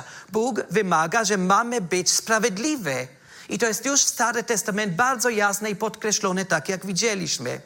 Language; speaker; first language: Polish; non-native, fluent; German